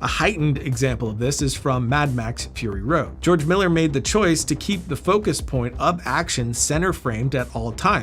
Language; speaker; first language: English; native; English